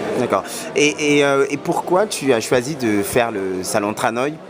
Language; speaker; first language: French; native; French